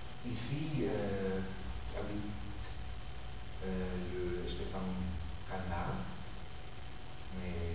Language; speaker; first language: French; non-native, learner; English